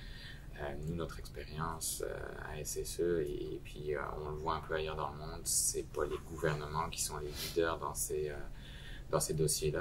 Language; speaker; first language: French; native; French